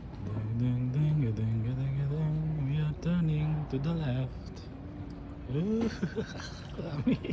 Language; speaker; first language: English; non-native, local second language; Filipino